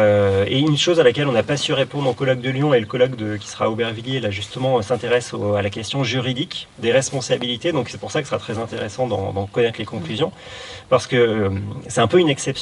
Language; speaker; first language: French; native; French